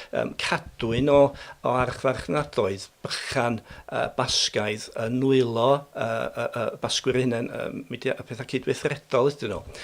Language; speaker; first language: Welsh; native; Welsh